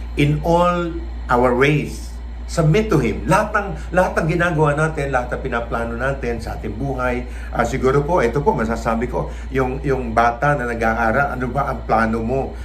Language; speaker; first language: Filipino; non-native, local second language; Cebuano